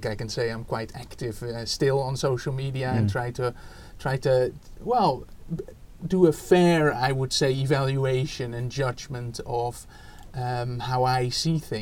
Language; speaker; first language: English; non-native, fluent; Dutch